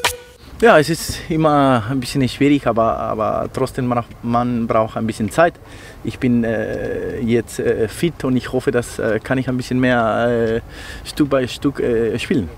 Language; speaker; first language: German; non-native, learner; Spanish